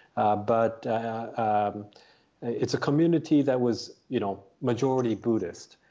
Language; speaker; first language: English; early bilingual, other home language; Japanese